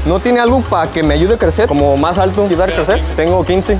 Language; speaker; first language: Spanish; early bilingual, heritage; Spanish